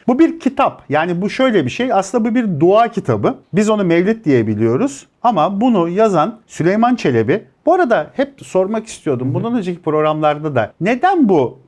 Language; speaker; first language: Turkish; native; Turkish